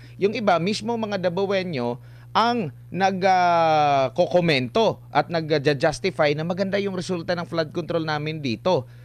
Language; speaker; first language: Filipino; non-native, local second language; Cebuano